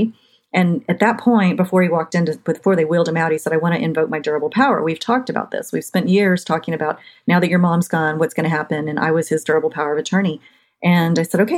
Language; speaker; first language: English; native; English